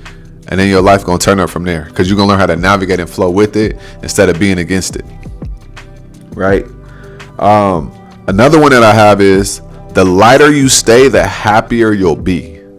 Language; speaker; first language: English; native; English